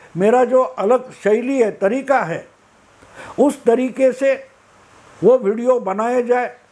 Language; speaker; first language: Hindi; non-native, local second language; Marathi